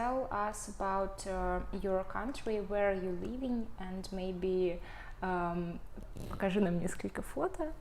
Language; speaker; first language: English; non-native, learner; Russian